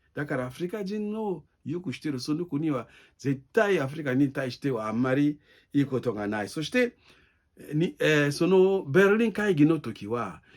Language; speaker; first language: Japanese; non-native, learner; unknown